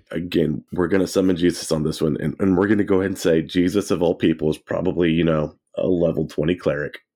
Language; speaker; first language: English; native; English